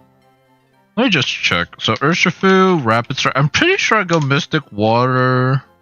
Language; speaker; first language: English; native; English